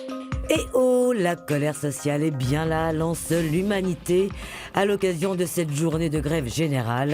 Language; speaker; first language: French; native; French